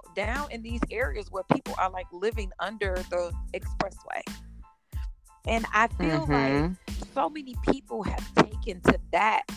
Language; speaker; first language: English; native; English